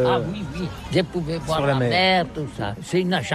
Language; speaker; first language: French; non-native, learner; Catalan